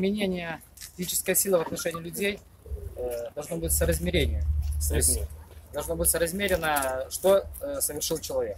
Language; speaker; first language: Russian; native; Russian